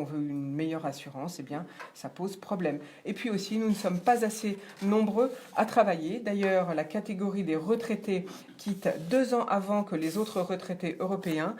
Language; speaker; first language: French; native; French